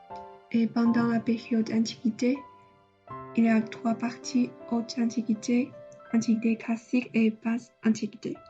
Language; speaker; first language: French; non-native, learner; Chinese